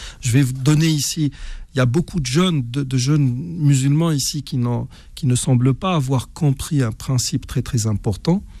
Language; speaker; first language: French; non-native, local second language; Arabic